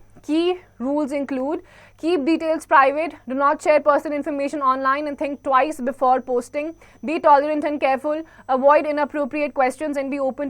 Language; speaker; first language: English; non-native, local second language; Hindi